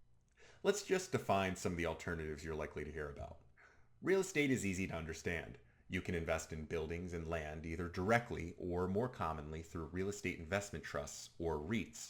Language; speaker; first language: English; native; English